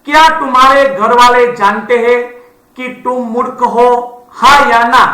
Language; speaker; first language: Hindi; non-native, local second language; Gujarati